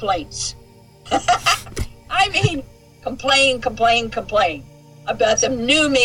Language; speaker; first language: English; native; English